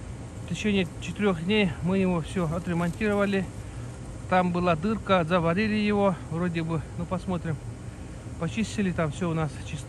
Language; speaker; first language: Russian; native; Russian